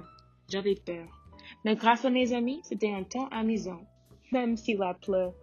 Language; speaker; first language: French; non-native, learner; English